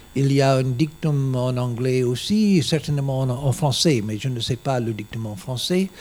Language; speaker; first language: French; non-native, learner; English